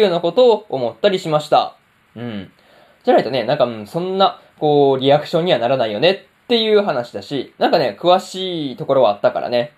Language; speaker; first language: Japanese; native; Japanese